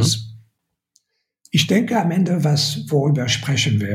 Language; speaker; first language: German; non-native, fluent; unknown